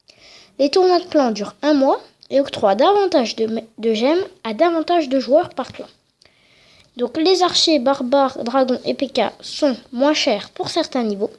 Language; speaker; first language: French; native; French